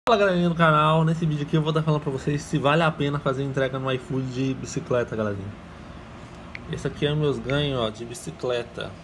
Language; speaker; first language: Portuguese; native; Portuguese